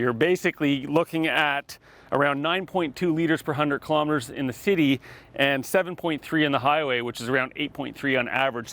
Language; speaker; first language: English; native; English